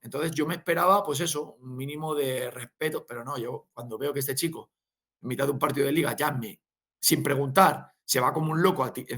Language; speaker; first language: Spanish; native; Spanish